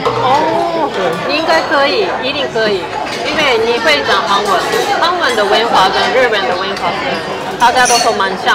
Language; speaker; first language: Chinese; non-native, fluent; Japanese